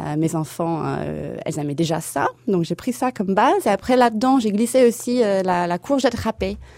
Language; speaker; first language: French; non-native, fluent; English